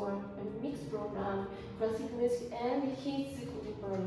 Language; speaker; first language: English; non-native, learner; Japanese